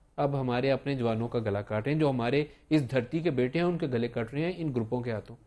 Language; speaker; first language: Urdu; native; Urdu